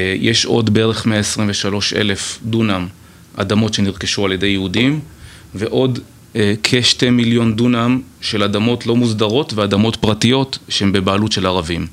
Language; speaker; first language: Hebrew; native; Hebrew